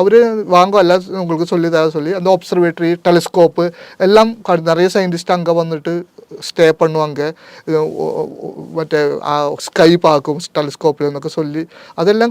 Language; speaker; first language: Tamil; non-native, local second language; Malayalam